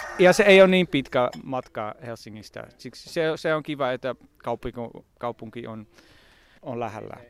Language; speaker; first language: Finnish; non-native, fluent; Dutch